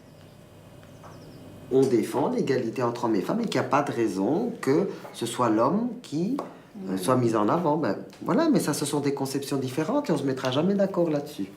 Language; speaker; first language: French; early bilingual, other home language; Spanish